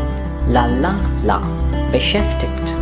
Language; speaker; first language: German; non-native, fluent; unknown